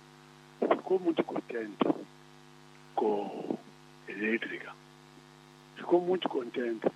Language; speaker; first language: Portuguese; non-native, local second language; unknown